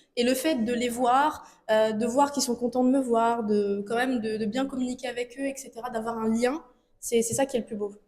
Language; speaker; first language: French; native; French